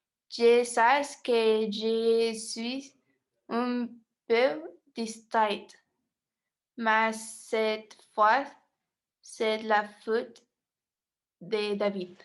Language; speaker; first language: French; non-native, learner; Spanish